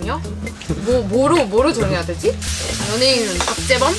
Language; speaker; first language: Korean; non-native, fluent; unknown